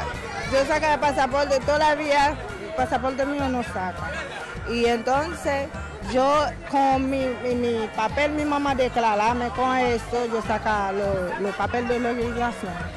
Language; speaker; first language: Spanish; non-native, learner; Haitian Creole